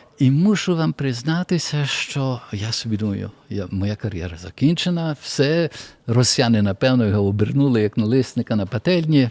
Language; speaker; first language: Ukrainian; early bilingual, heritage; Ukrainian